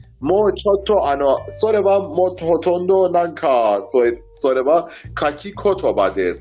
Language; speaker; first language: Japanese; non-native, learner; Persian